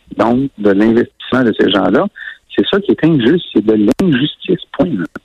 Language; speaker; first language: French; native; French